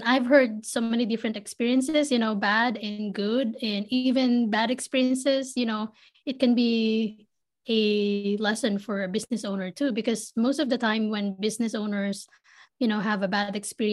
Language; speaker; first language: English; non-native, local second language; Filipino